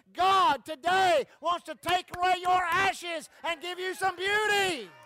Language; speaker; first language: English; native; English